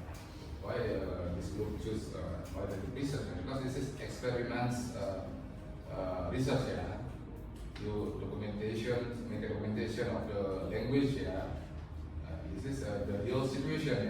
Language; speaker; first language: English; non-native, fluent; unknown